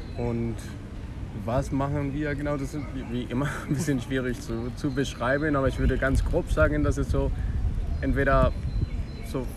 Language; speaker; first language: German; non-native, fluent; Spanish